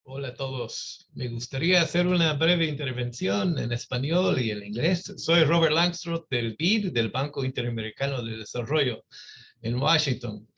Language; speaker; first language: Spanish; non-native, fluent; English